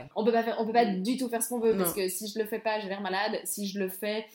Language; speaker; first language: French; native; French